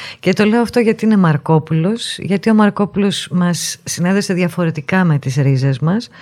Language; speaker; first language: Greek; native; Greek